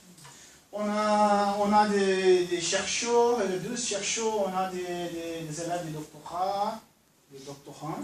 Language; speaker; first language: French; non-native, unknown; Portuguese